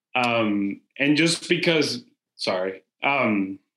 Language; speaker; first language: English; non-native, fluent; Spanish